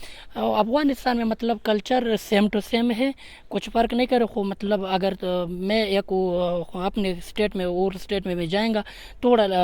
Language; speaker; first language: Hindi; non-native, learner; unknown